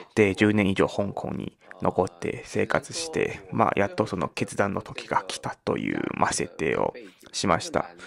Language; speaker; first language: Japanese; non-native, fluent; Malay